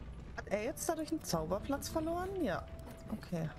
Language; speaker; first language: German; native; German